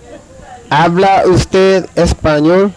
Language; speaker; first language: Spanish; non-native, fluent; English